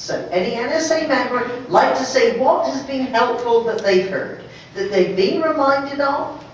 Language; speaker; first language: English; native; English